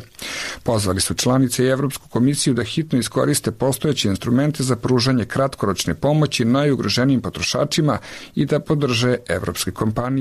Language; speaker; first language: Croatian; native; Croatian